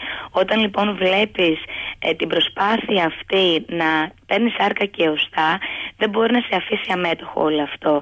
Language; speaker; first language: Greek; native; Greek